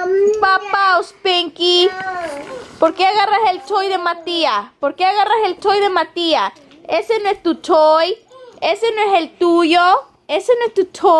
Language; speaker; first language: Spanish; early bilingual, heritage; Spanish